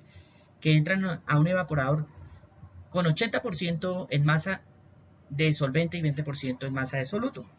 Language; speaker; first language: Spanish; native; Spanish